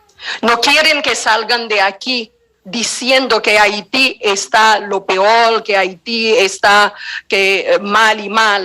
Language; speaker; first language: Spanish; non-native, fluent; Haitian Creole